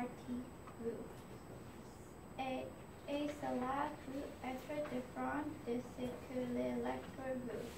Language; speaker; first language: French; non-native, learner; English